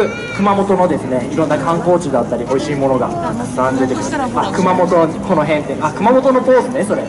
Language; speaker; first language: Japanese; native; Japanese